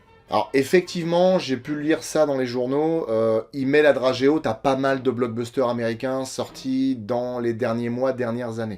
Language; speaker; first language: French; native; French